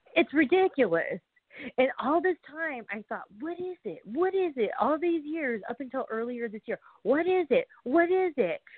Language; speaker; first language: English; native; English